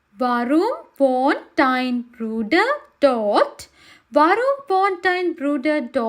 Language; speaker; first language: German; non-native, learner; Sinhala